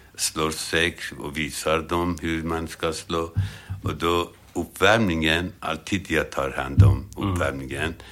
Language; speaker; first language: Swedish; non-native, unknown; Armenian